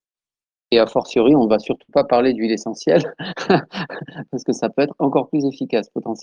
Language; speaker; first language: French; native; French